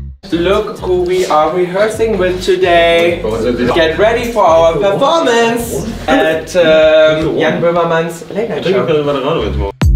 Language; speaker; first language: English; non-native, fluent; German